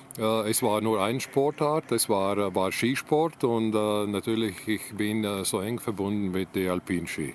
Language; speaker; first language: German; non-native, learner; Latvian